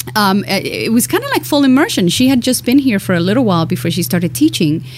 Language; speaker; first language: English; early bilingual, other home language; Spanish